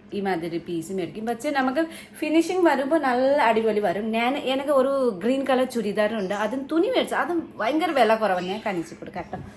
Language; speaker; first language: Malayalam; native; Malayalam